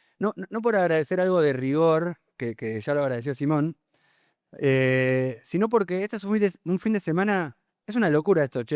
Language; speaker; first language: Spanish; native; Spanish